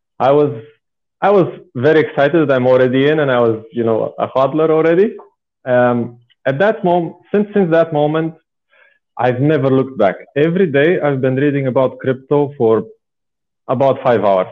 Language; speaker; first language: English; non-native, fluent; Bulgarian